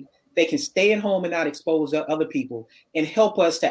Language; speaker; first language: English; native; English